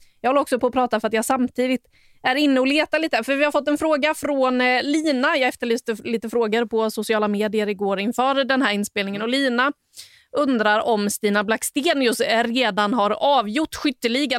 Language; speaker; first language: Swedish; native; Swedish